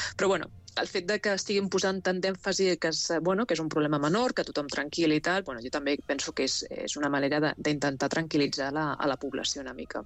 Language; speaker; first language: Catalan; non-native, local second language; Spanish